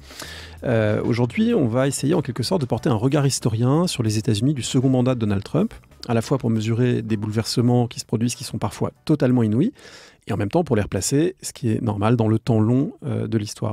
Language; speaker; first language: French; native; French